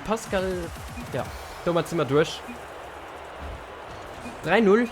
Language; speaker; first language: German; non-native, local second language; Luxembourgish